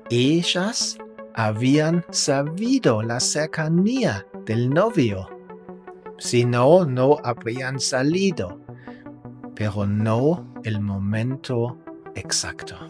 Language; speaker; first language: Spanish; non-native, fluent; German